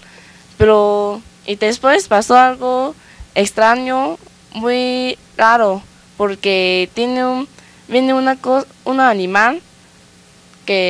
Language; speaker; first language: Spanish; non-native, learner; Chinese